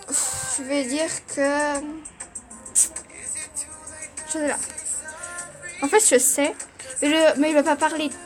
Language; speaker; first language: French; early bilingual, other home language; Portuguese